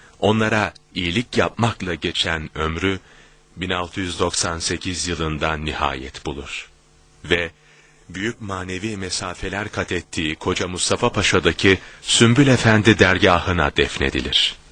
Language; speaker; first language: Turkish; native; Turkish